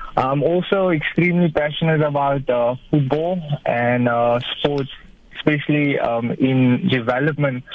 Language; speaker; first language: English; native; English